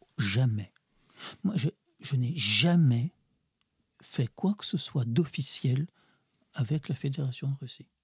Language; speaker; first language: French; early bilingual, other home language; Russian